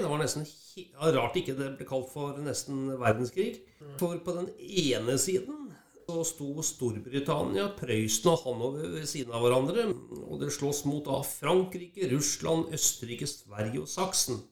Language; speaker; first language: Norwegian; native; Norwegian